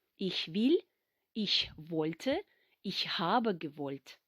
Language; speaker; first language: German; non-native, fluent; Ukrainian